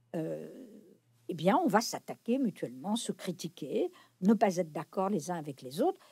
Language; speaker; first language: French; native; French